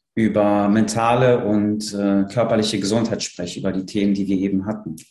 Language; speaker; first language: German; early bilingual, other home language; Polish